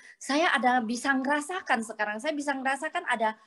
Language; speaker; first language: Indonesian; native; Indonesian